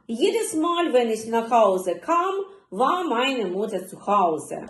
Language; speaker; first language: German; non-native, fluent; Ukrainian